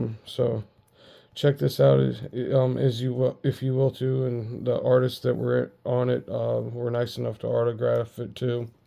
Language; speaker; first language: English; native; English